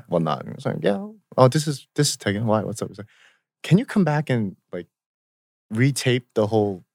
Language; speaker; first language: English; early bilingual, other home language; Korean